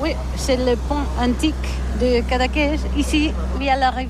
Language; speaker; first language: French; non-native, learner; Catalan